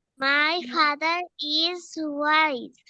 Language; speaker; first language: English; non-native, learner; Bangla